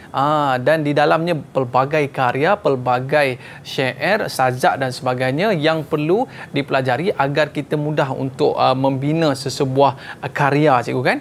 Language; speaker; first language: Malay; native; Malay